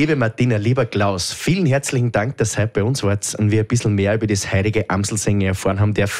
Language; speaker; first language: German; native; German